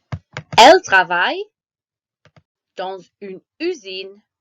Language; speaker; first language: French; non-native, fluent; English